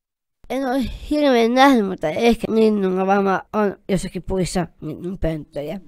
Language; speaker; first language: Finnish; native; Finnish